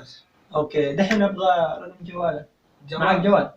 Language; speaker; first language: Arabic; native; Arabic